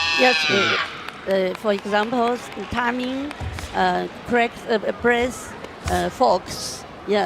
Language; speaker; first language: English; non-native, learner; Chinese